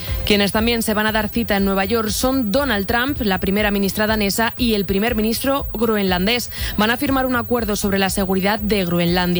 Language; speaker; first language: Spanish; native; Spanish